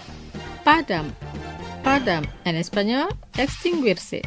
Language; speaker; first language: Spanish; non-native, fluent; Indonesian